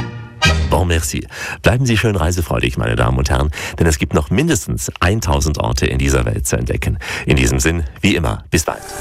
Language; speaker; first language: German; native; German